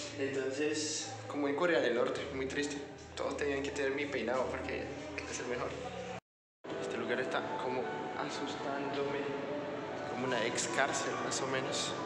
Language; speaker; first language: Spanish; non-native, fluent; French